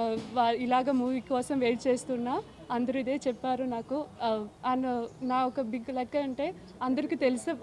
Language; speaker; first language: Telugu; non-native, learner; Malayalam